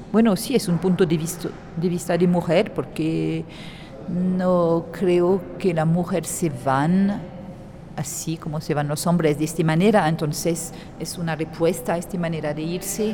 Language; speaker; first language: Spanish; non-native, fluent; French